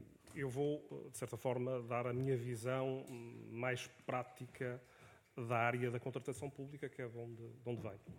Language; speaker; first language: Portuguese; native; Portuguese